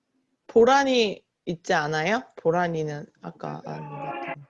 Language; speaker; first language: Korean; native; Korean